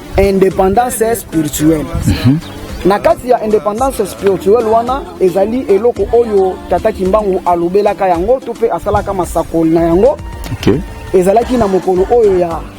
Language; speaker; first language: Lingala; non-native, local second language; Kongo